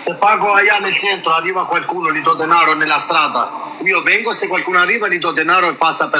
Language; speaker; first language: Italian; non-native, learner; Albanian